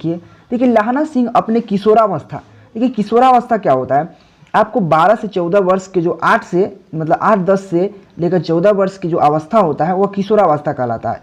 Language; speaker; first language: Hindi; native; Hindi